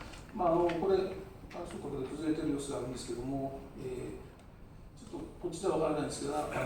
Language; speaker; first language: Japanese; native; Japanese